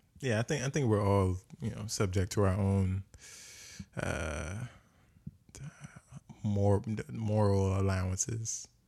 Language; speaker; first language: English; native; English